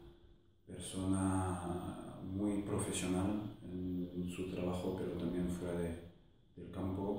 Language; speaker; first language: Spanish; non-native, fluent; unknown